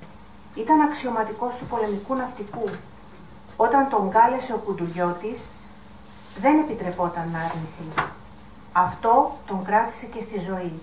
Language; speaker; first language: Greek; native; Greek